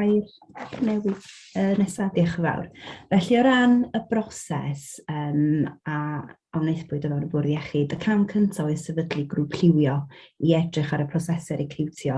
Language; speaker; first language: Welsh; native; Welsh